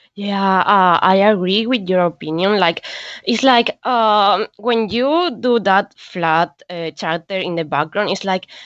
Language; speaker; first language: English; non-native, learner; Spanish